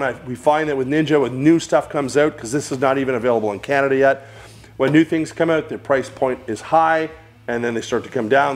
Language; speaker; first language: English; native; English